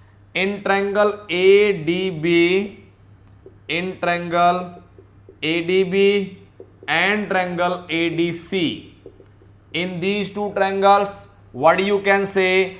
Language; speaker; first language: English; non-native, local second language; Hindi